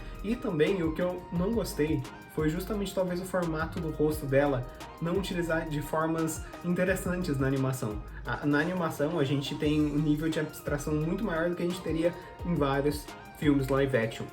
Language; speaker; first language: Portuguese; native; Portuguese